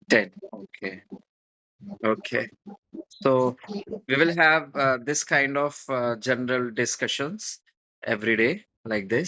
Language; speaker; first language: English; non-native, fluent; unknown